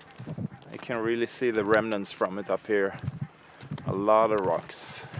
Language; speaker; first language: English; non-native, fluent; Swedish